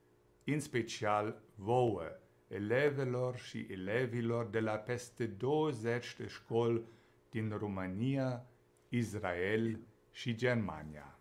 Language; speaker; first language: Romanian; non-native, fluent; German